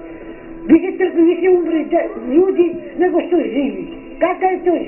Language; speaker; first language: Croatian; non-native, local second language; Romany